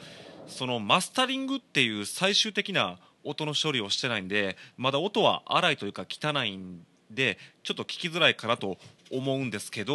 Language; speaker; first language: Japanese; native; Japanese